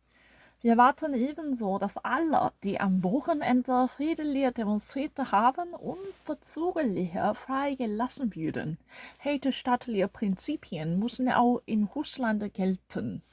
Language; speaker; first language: German; non-native, learner; Korean